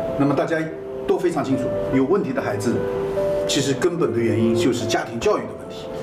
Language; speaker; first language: Chinese; native; Chinese